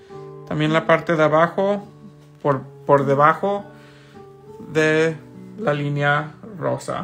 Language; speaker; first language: Spanish; early bilingual, heritage; Spanish